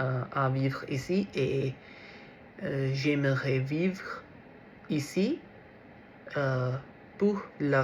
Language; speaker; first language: French; non-native, learner; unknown